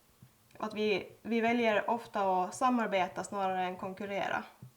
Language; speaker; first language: Swedish; native; Swedish